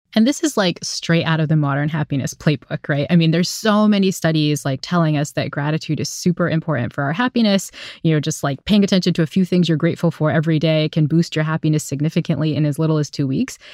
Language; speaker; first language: English; native; English